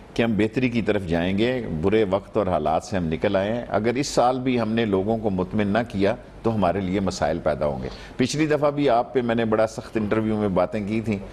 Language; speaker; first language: Urdu; native; Urdu